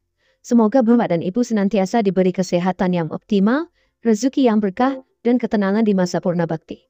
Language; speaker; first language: Indonesian; native; Indonesian